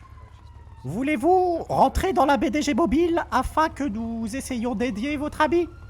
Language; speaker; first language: French; native; French